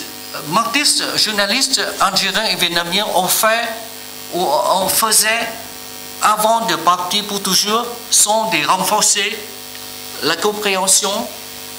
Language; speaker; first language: French; non-native, learner; Vietnamese